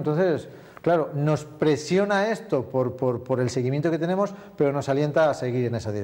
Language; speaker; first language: Spanish; native; Spanish